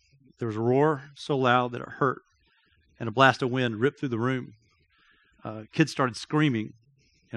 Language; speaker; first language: English; native; English